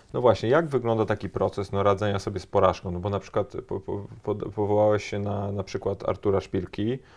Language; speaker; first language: Polish; native; Polish